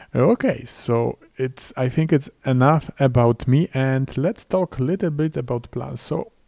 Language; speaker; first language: English; non-native, fluent; Polish